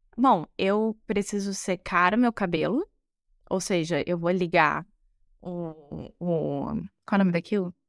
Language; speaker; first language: Portuguese; native; Portuguese